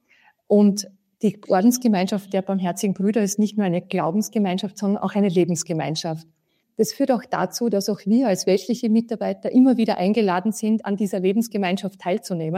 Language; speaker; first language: German; native; German